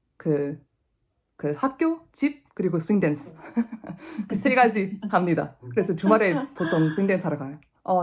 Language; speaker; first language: Korean; non-native, fluent; English